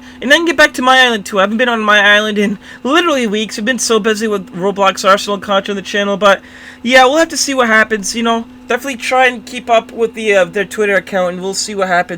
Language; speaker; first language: English; native; English